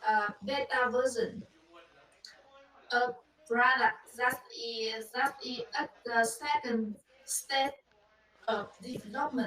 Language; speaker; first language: English; non-native, learner; Vietnamese